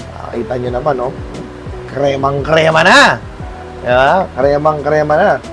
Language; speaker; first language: Filipino; native; Filipino